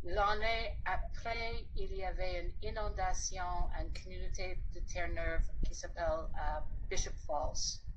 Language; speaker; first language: French; non-native, fluent; English